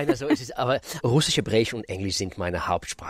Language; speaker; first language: German; non-native, fluent; Russian